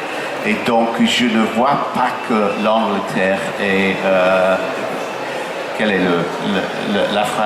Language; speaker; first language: French; non-native, fluent; English